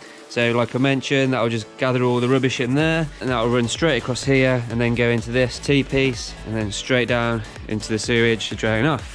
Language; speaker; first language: English; native; English